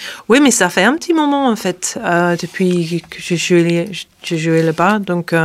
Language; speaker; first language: French; non-native, fluent; English